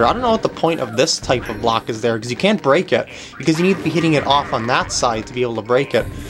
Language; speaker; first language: English; native; English